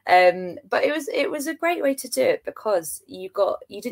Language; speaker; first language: English; native; English